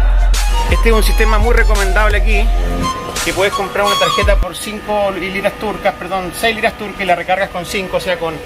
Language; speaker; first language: Spanish; native; Spanish